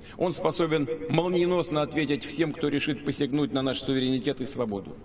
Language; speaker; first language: Russian; native; Russian